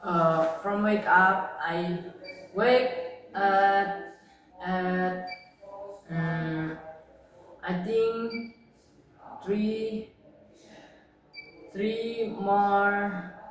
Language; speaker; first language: English; non-native, learner; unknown